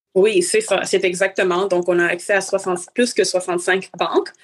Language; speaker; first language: French; native; French